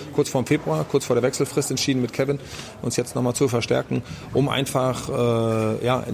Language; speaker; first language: German; early bilingual, other home language; Danish